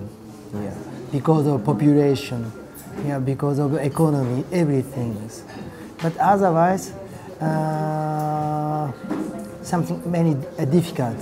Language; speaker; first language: English; non-native, learner; Japanese